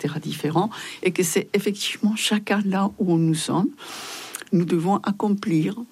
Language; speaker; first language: French; non-native, fluent; Spanish